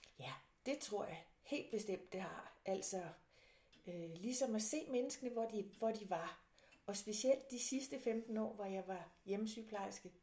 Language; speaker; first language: Danish; native; Danish